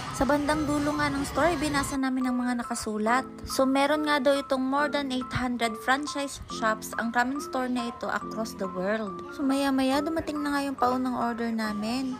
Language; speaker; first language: Filipino; native; Filipino